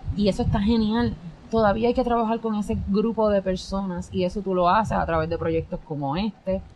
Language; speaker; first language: Spanish; native; Spanish